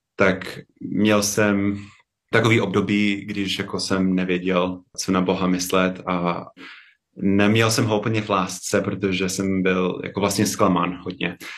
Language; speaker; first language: Czech; non-native, fluent; English